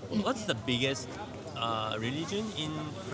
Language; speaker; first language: English; non-native, fluent; Japanese